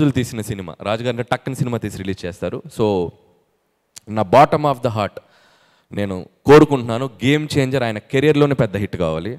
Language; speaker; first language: Telugu; native; Telugu